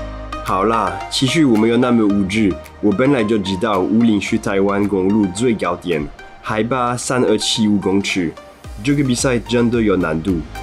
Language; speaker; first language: Chinese; non-native, fluent; French